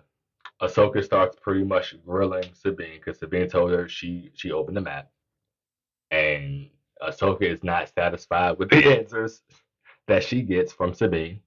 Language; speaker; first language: English; native; English